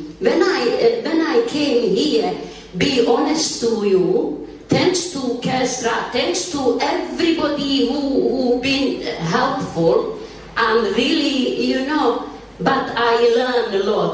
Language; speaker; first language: English; non-native, learner; Bosnian